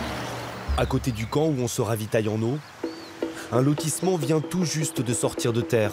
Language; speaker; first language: French; native; French